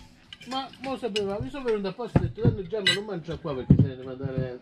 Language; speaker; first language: Italian; native; Italian